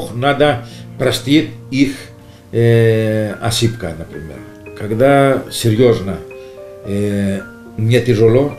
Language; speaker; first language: Russian; non-native, learner; Greek